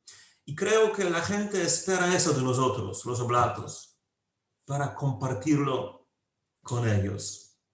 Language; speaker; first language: Spanish; non-native, fluent; Polish